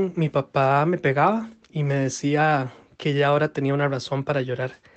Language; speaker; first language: Spanish; native; Spanish